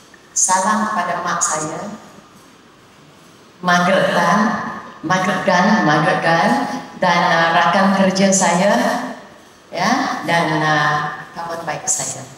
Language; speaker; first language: Indonesian; non-native, local second language; Chinese